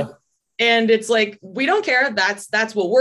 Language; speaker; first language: English; native; English